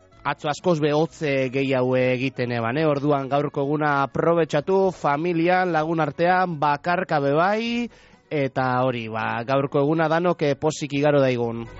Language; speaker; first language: Basque; native; Basque